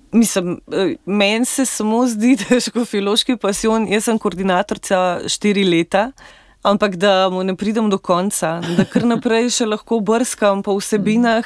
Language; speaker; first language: Slovenian; native; Slovenian